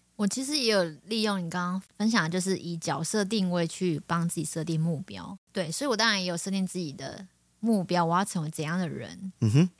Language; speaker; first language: Chinese; native; Chinese